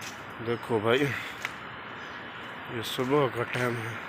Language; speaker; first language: Hindi; non-native, local second language; Baluchi